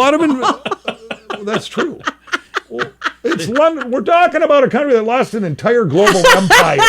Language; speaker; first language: English; native; English